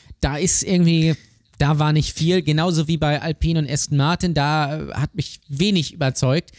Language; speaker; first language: German; native; German